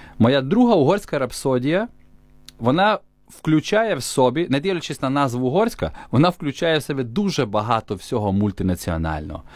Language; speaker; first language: Ukrainian; native; Ukrainian